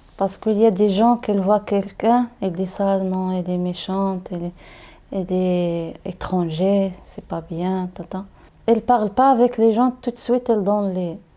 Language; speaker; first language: French; non-native, learner; Arabic